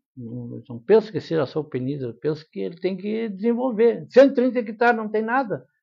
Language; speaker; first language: Portuguese; native; Portuguese